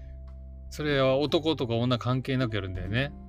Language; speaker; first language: Japanese; native; Japanese